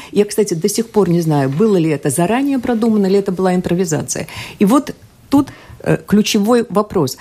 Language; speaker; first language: Russian; non-native, local second language; Latvian